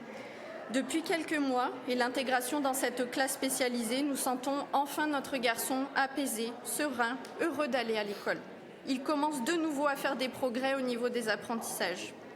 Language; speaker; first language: French; native; French